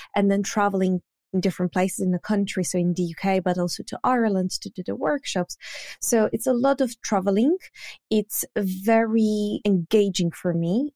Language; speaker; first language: English; non-native, fluent; Polish